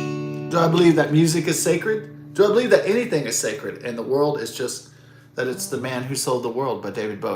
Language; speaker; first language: English; native; English